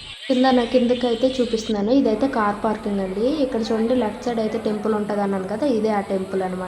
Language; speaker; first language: Telugu; native; Telugu